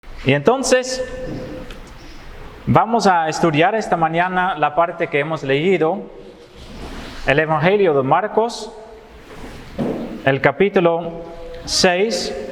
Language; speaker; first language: Spanish; non-native, fluent; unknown